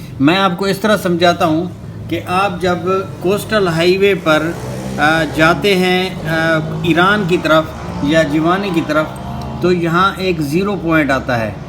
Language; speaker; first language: Urdu; non-native, local second language; Baluchi